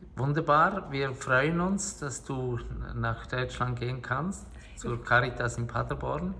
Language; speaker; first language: German; native; German